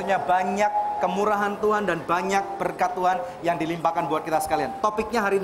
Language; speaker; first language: Indonesian; native; Indonesian